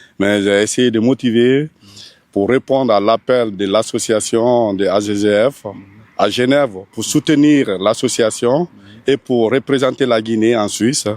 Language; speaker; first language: French; non-native, local second language; Fula